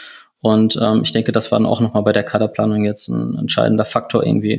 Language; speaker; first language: German; native; German